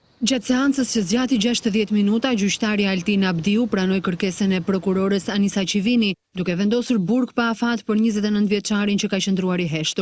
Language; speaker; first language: Albanian; native; Albanian